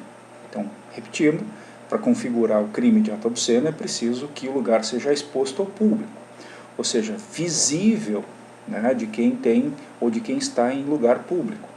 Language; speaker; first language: Portuguese; native; Portuguese